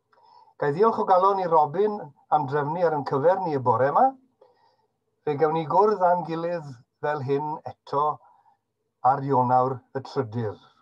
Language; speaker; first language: Welsh; native; Welsh